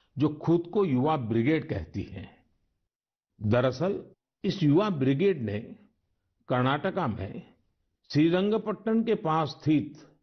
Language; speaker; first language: Hindi; non-native, local second language; Gujarati